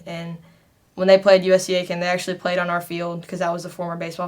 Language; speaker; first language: English; native; English